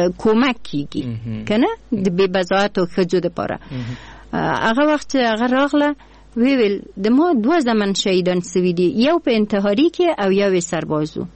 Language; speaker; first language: Pashto; non-native, local second language; Persian